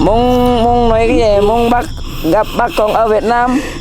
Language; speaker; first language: Vietnamese; non-native, learner; Indonesian